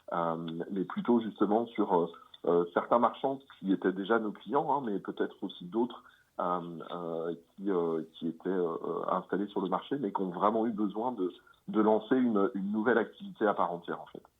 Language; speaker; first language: French; native; French